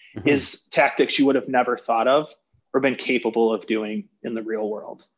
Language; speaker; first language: English; native; English